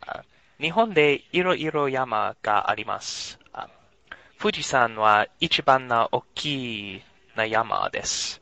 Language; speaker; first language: Japanese; non-native, learner; English